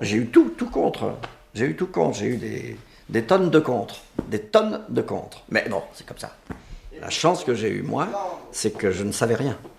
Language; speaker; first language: French; early bilingual, other home language; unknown